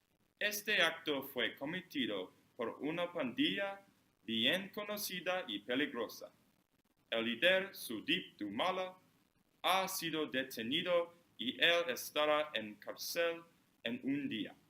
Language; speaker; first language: Spanish; non-native, learner; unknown